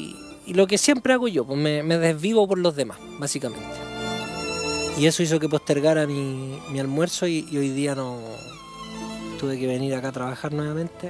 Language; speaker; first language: Spanish; native; Spanish